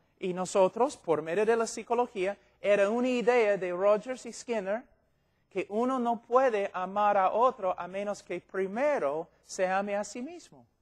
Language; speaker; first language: Spanish; non-native, fluent; English